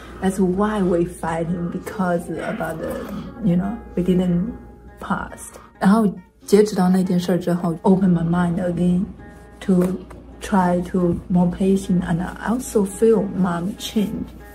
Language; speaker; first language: English; non-native, learner; Chinese